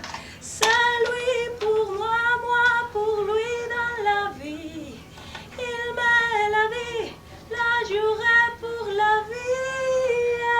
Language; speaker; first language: French; non-native, fluent; Spanish